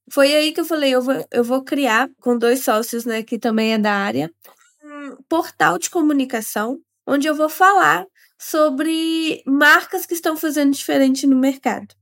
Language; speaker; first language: Portuguese; native; Portuguese